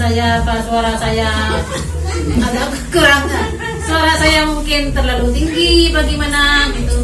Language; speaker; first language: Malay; non-native, local second language; Madurese